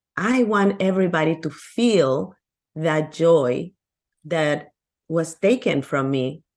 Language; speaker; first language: English; non-native, fluent; Spanish